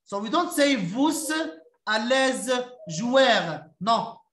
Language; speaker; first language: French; non-native, fluent; Arabic